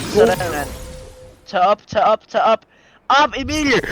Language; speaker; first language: Danish; native; Danish